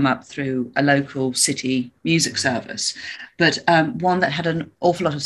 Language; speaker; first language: English; native; English